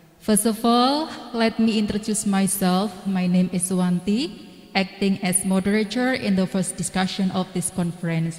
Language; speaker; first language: English; non-native, learner; Indonesian